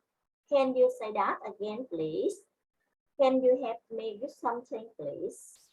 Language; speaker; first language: English; non-native, fluent; Vietnamese